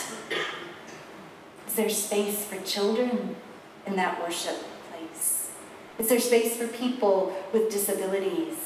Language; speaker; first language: English; native; English